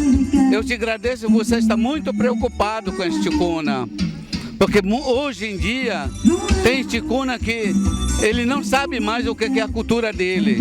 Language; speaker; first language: Portuguese; non-native, local second language; Ticuna